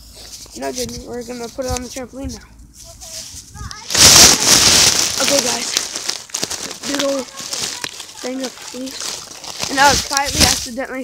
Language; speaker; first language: English; native; English